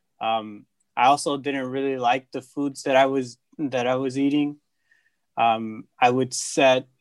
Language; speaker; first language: English; native; English